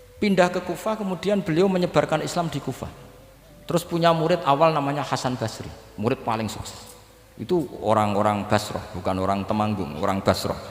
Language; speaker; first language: Indonesian; non-native, local second language; Javanese